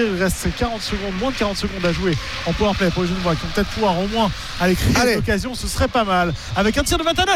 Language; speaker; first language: French; native; French